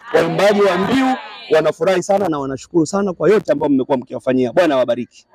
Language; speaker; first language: Swahili; native; Swahili